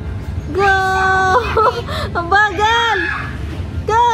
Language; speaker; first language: Filipino; native; Filipino